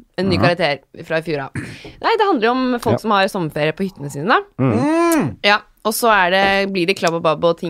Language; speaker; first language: Norwegian; native; Norwegian